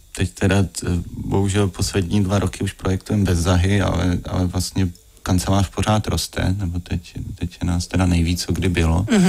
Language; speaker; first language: Czech; native; Czech